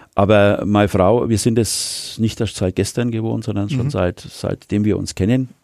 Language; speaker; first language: German; native; German